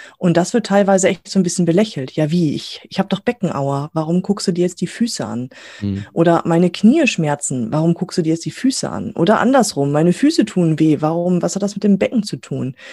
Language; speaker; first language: German; native; German